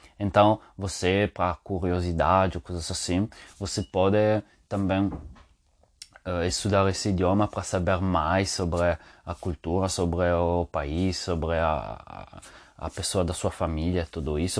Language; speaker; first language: Portuguese; non-native, learner; Spanish